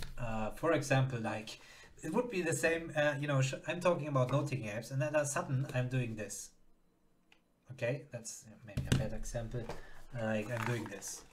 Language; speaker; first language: English; non-native, fluent; German